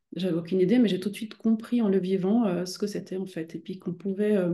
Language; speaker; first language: French; native; French